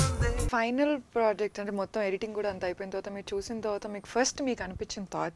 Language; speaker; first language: Telugu; native; Telugu